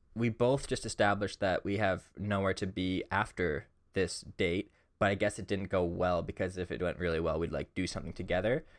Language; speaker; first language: English; native; English